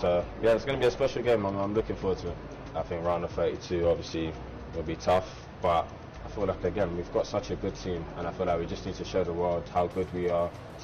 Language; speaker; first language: English; native; English